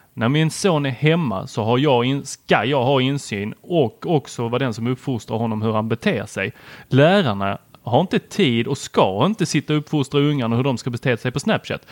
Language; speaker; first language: Swedish; native; Swedish